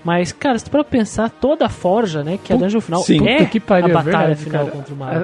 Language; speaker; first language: Portuguese; native; Portuguese